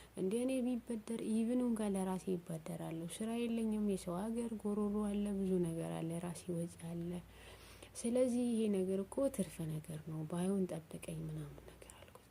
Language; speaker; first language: Amharic; non-native, local second language; Oromo